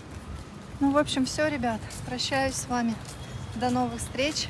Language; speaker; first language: Russian; native; Russian